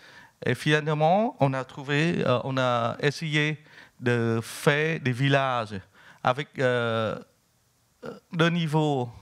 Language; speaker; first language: French; non-native, fluent; Vietnamese